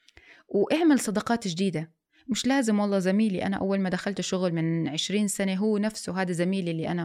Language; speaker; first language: Arabic; native; Arabic